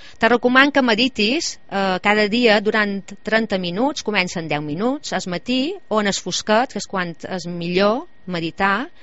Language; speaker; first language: Catalan; native; Catalan